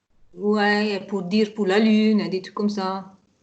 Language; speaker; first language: French; non-native, fluent; Hungarian